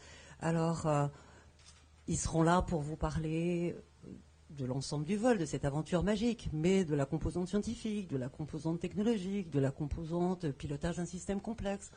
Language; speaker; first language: French; native; French